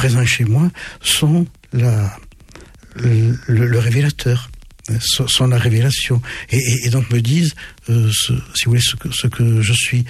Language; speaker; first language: French; native; French